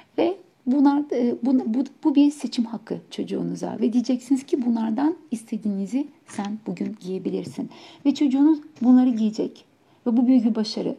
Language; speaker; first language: Turkish; non-native, fluent; Ukrainian